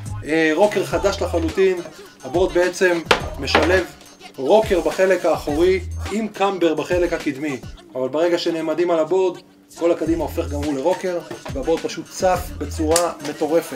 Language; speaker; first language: Hebrew; native; Hebrew